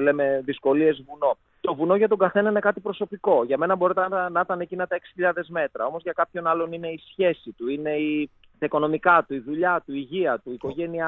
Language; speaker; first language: Greek; native; Greek